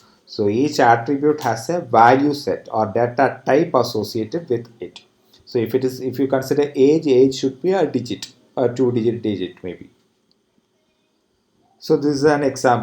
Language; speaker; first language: English; non-native, local second language; Malayalam